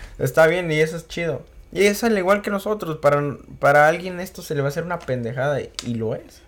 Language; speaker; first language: Spanish; early bilingual, heritage; Spanish